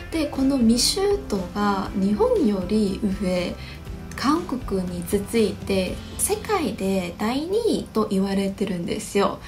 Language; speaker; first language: Japanese; non-native, fluent; Chinese